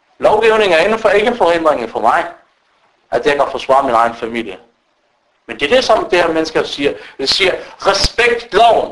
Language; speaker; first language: Danish; early bilingual, other home language; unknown